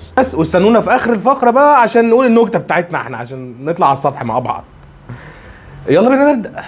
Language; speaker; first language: Arabic; native; Arabic